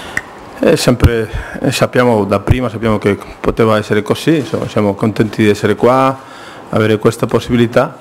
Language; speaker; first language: Italian; non-native, fluent; Spanish